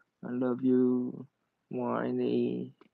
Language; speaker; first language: English; non-native, learner; Korean